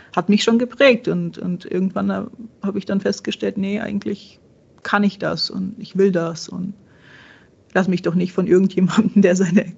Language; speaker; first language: German; early bilingual, other home language; Czech